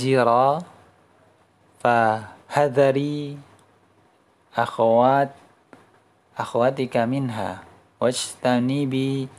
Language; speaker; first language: Arabic; non-native, fluent; Indonesian